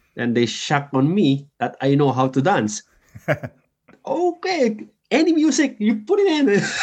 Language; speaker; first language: English; non-native, local second language; Filipino